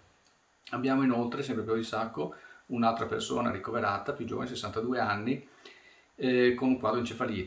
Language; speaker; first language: Italian; native; Italian